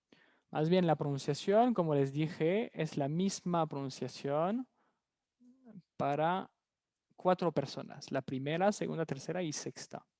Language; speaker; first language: Spanish; non-native, fluent; French